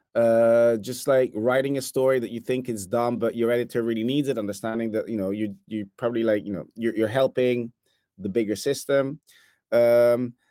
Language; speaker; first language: English; non-native, fluent; Italian